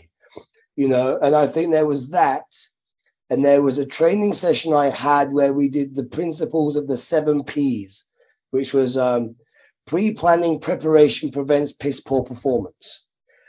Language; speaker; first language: English; native; English